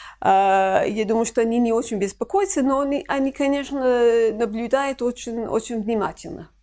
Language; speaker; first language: Russian; non-native, fluent; English